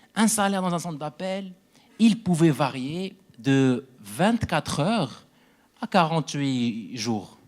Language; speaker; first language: French; non-native, local second language; Arabic